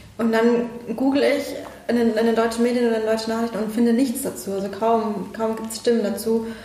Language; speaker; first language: German; early bilingual, other home language; Persian